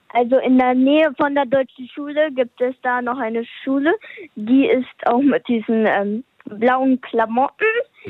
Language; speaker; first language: German; early bilingual, heritage; German